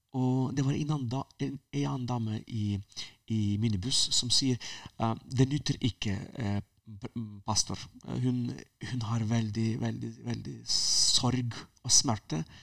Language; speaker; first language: Norwegian; non-native, fluent; Ukrainian